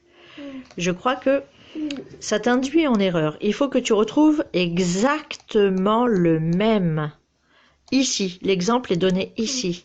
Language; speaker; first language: French; native; French